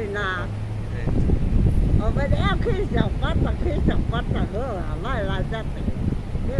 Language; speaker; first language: Chinese; native; Chinese